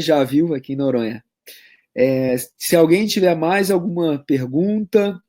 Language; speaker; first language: Portuguese; native; Portuguese